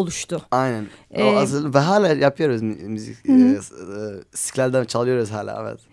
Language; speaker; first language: Turkish; non-native, learner; Arabic